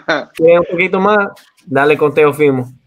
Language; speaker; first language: Spanish; early bilingual, heritage; Spanish